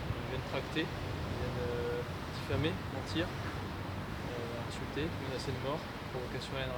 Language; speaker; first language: French; native; French